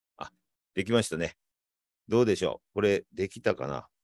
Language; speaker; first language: Japanese; native; Japanese